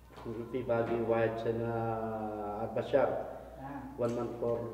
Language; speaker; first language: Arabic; non-native, learner; Filipino